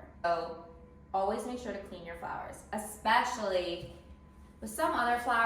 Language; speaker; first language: English; native; English